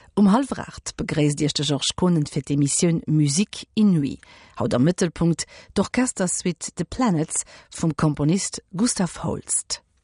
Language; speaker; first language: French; non-native, local second language; Luxembourgish